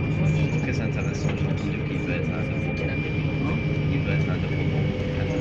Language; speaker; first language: French; early bilingual, heritage; English